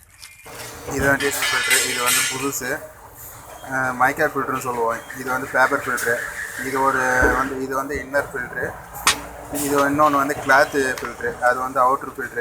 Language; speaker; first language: Tamil; native; Tamil